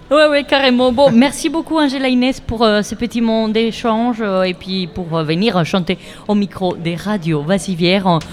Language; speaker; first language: French; native; French